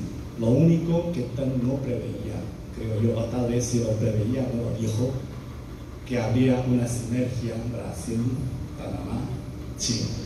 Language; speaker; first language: Spanish; non-native, fluent; Chinese